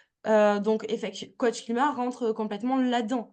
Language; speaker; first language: French; native; French